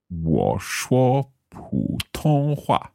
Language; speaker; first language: Chinese; non-native, learner; English